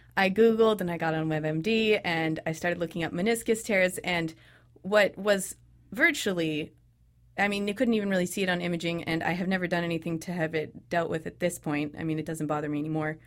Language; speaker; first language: English; native; English